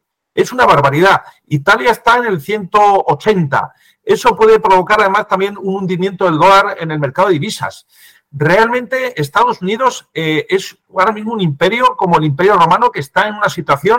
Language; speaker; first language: Spanish; native; Spanish